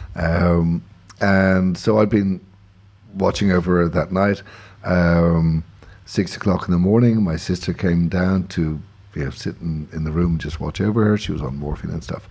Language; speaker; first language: English; native; English